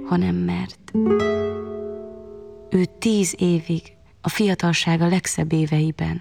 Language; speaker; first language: Hungarian; non-native, fluent; Chinese